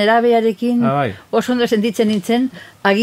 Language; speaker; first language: Basque; non-native, fluent; Catalan